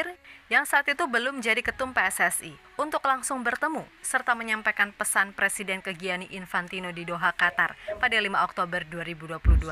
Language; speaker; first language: Indonesian; native; Indonesian